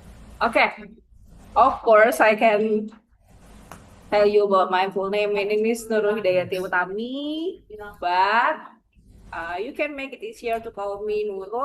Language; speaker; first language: English; non-native, fluent; Indonesian